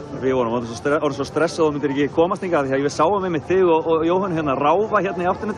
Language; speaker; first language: Icelandic; native; Icelandic